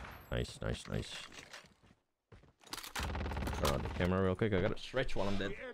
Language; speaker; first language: English; early bilingual, other home language; Spanish